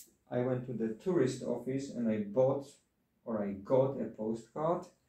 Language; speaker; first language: English; non-native, fluent; Polish